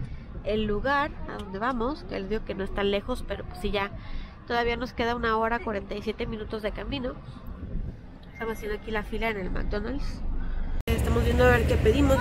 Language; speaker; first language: Spanish; native; Spanish